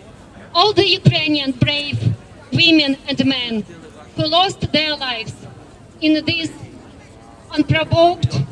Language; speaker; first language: English; non-native, fluent; Ukrainian